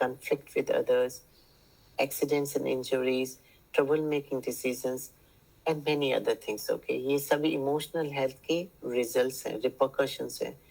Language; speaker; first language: Hindi; native; Hindi